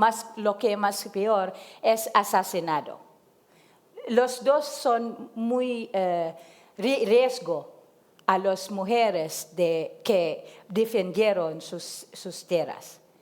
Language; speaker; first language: Spanish; non-native, learner; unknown